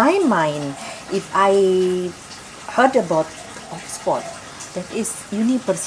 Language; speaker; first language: English; non-native, local second language; Indonesian